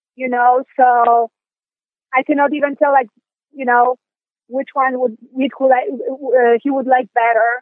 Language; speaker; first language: English; non-native, fluent; Polish